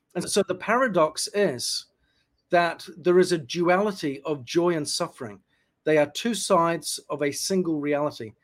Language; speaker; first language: English; native; English